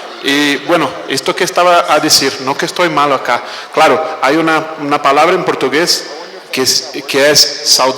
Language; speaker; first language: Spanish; non-native, fluent; Portuguese